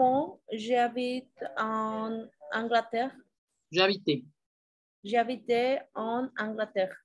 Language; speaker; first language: French; non-native, learner; Spanish